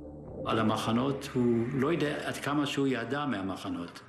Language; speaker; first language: Hebrew; early bilingual, other home language; German